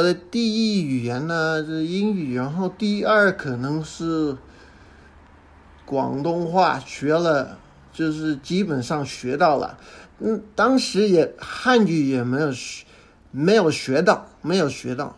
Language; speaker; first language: Chinese; non-native, fluent; English